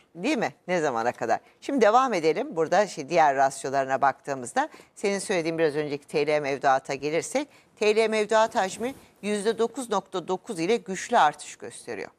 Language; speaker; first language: Turkish; native; Turkish